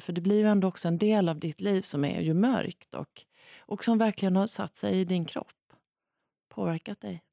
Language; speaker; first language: Swedish; native; Swedish